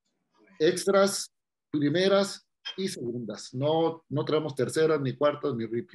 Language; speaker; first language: Spanish; native; Spanish